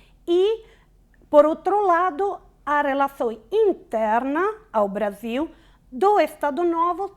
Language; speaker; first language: Portuguese; non-native, fluent; Italian